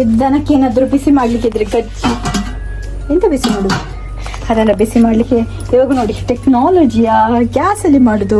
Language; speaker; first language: Kannada; non-native, local second language; Tulu